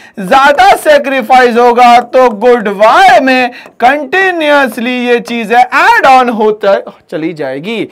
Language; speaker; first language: Hindi; native; Hindi